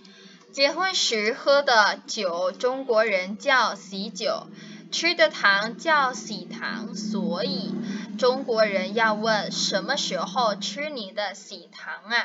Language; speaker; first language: Chinese; non-native, fluent; Indonesian